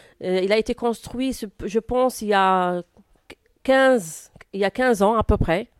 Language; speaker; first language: French; non-native, local second language; Arabic